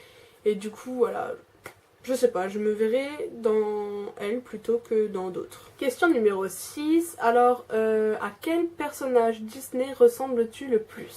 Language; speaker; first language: French; native; French